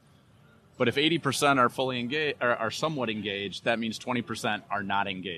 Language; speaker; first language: English; native; English